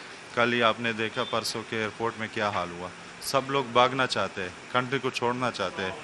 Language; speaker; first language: Hindi; non-native, fluent; Persian